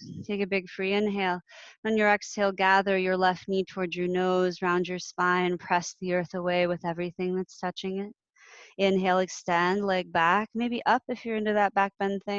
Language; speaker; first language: English; native; English